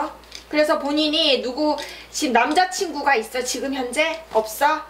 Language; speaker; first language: Korean; native; Korean